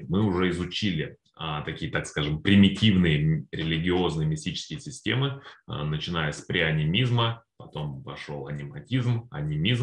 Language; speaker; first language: Russian; native; Russian